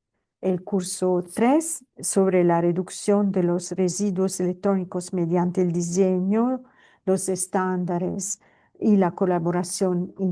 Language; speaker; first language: Spanish; non-native, fluent; Italian